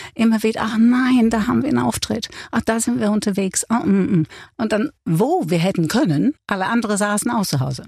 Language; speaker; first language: German; non-native, fluent; English